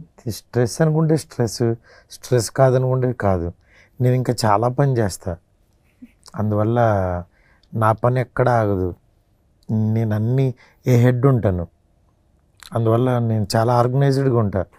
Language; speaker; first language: Telugu; native; Telugu